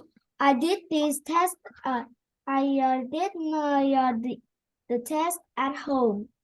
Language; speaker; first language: English; non-native, learner; Vietnamese